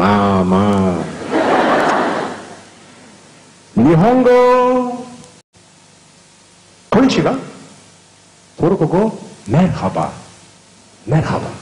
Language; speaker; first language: Japanese; non-native, learner; Turkish